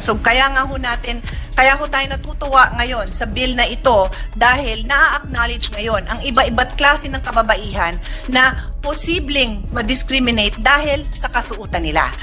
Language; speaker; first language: Filipino; native; Filipino